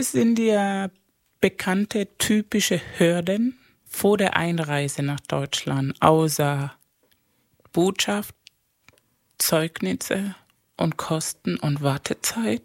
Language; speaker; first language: German; non-native, fluent; Spanish